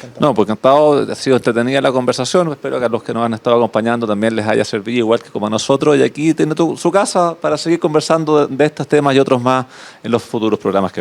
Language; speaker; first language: Spanish; native; Spanish